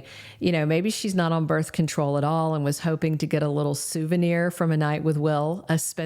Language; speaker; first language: English; native; English